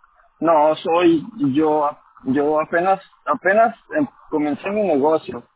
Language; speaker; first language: Spanish; early bilingual, heritage; Spanish